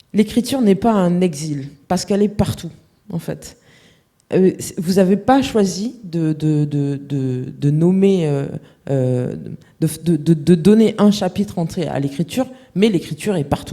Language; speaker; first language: French; native; French